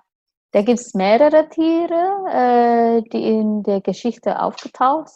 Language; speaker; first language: German; non-native, fluent; Indonesian